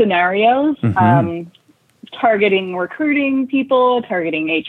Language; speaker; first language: English; native; English